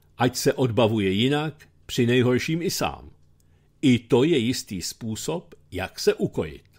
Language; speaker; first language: Czech; native; Czech